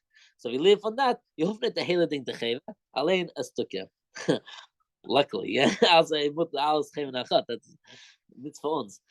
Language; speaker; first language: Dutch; non-native, fluent; English